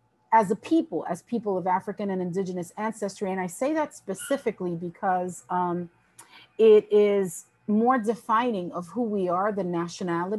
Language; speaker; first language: English; early bilingual, other home language; Spanish